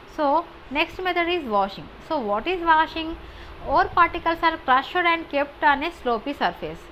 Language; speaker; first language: English; non-native, local second language; Telugu